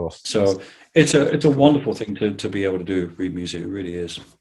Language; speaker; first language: English; native; English